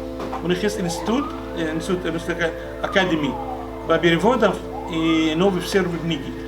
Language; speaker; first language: Russian; non-native, fluent; Arabic